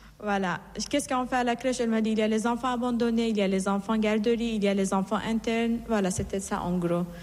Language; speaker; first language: French; non-native, fluent; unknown